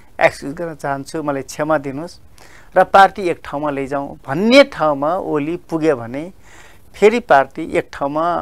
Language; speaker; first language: Nepali; non-native, local second language; Dangaura Tharu